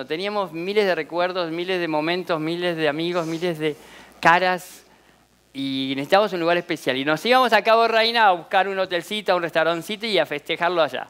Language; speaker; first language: Spanish; native; Spanish